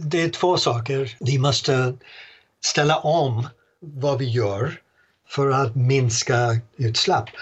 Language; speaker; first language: Swedish; non-native, fluent; English